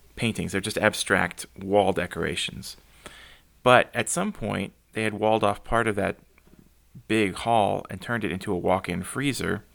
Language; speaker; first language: English; native; English